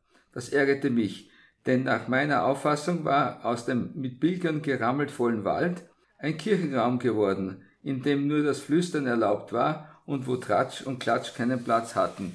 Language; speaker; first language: German; native; German